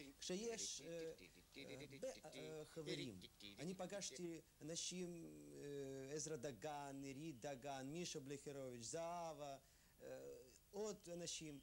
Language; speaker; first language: Hebrew; non-native, learner; Russian